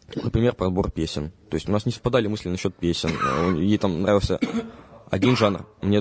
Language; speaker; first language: Russian; native; Russian